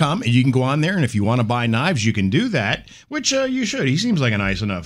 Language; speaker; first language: English; native; English